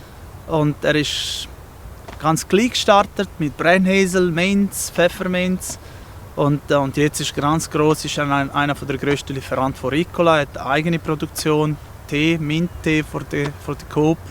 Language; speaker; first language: German; non-native, local second language; Italian